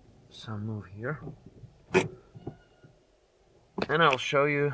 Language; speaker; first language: English; non-native, fluent; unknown